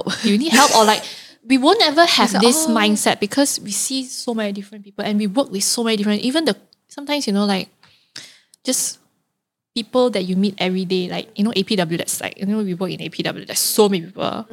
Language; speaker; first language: English; non-native, local second language; Cantonese